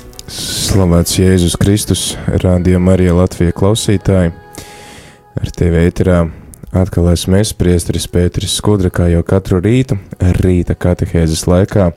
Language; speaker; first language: Latvian; native; Latvian